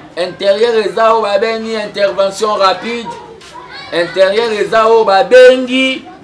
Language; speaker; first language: Lingala; native; Lingala